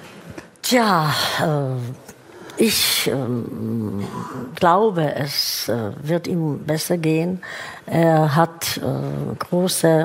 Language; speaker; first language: German; non-native, fluent; Czech